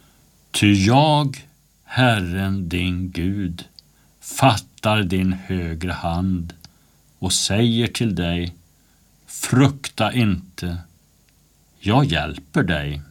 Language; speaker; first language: Swedish; native; Swedish